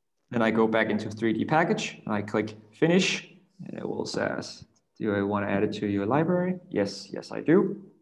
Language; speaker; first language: English; non-native, fluent; Danish